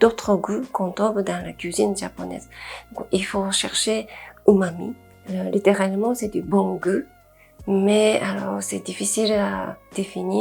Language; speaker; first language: French; non-native, fluent; Japanese